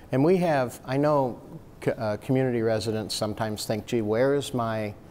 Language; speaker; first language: English; native; English